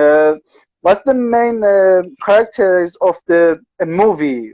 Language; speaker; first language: English; non-native, learner; Persian